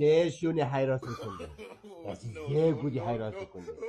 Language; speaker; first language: German; non-native, learner; Arabic